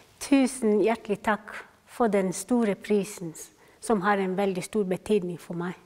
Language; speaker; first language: Norwegian; non-native, fluent; Somali